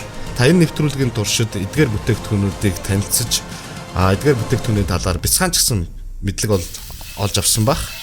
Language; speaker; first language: Mongolian; native; Mongolian